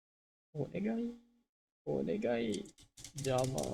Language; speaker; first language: Japanese; non-native, learner; English